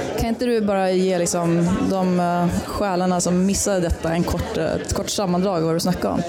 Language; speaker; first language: Swedish; early bilingual, other home language; Spanish